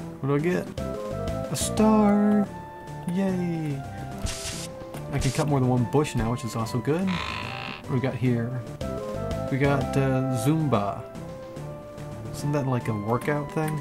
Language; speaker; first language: English; native; English